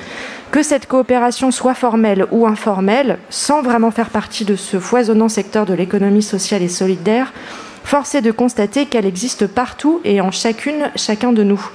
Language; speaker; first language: French; native; French